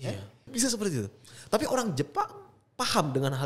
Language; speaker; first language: Indonesian; native; Indonesian